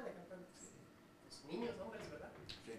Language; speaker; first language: Spanish; native; Spanish